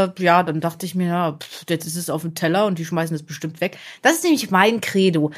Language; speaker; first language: German; native; German